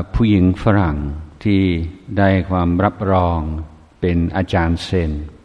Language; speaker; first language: Thai; non-native, fluent; English